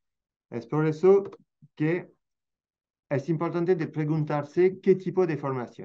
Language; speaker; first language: Spanish; non-native, fluent; French